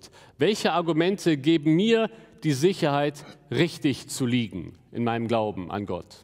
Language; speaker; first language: German; native; German